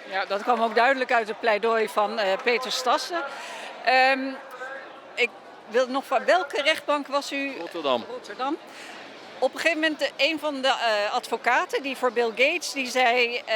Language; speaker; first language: Dutch; native; Dutch